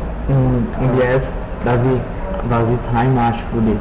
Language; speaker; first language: German; non-native, learner; Portuguese